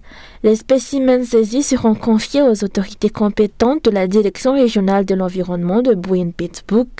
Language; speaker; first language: French; non-native, local second language; Malagasy